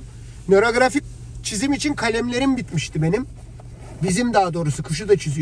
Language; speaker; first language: Turkish; native; Turkish